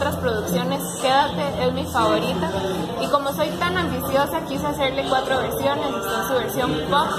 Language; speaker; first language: Spanish; native; Spanish